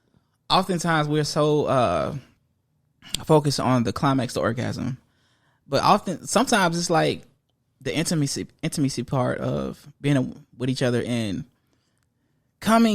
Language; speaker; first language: English; native; English